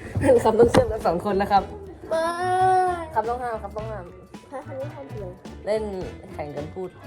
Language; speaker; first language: Thai; native; Thai